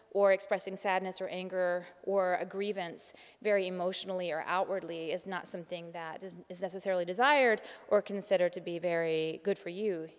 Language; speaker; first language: English; native; English